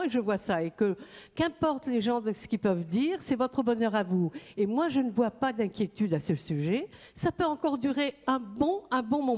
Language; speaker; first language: French; native; French